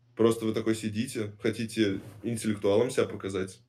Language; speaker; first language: Russian; native; Russian